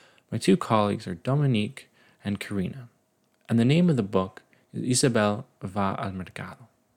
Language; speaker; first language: English; native; English